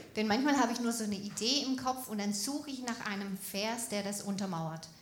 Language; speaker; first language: German; native; German